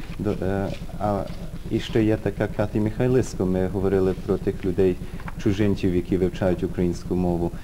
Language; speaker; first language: Ukrainian; early bilingual, heritage; Ukrainian